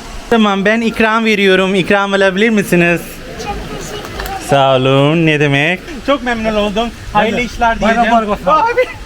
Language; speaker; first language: Turkish; non-native, learner; Urdu